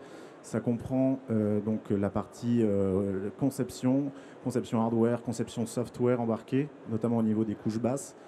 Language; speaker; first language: French; native; French